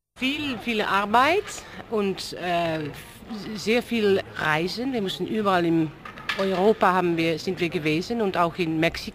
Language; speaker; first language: German; non-native, fluent; Dutch